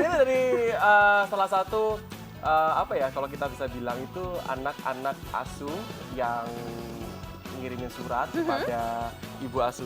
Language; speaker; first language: Indonesian; native; Indonesian